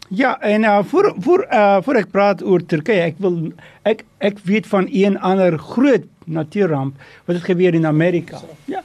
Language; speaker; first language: Afrikaans; non-native, fluent; Turkish